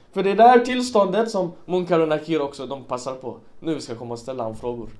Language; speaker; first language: Swedish; early bilingual, other home language; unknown